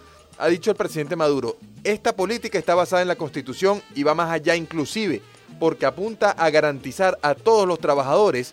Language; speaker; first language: Spanish; native; Spanish